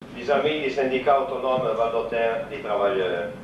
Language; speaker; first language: French; non-native, local second language; Italian